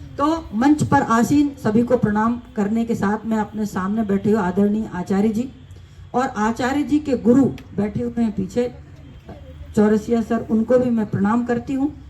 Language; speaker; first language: Hindi; native; Hindi